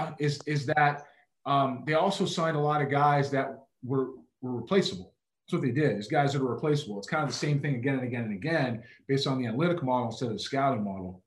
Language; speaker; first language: English; native; English